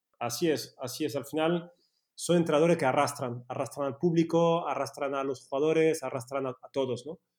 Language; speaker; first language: Spanish; early bilingual, heritage; Spanish